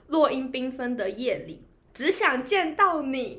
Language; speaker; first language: Chinese; native; Chinese